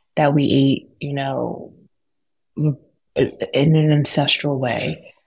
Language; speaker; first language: English; native; English